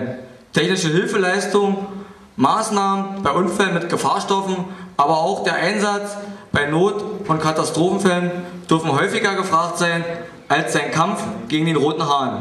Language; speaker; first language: German; native; German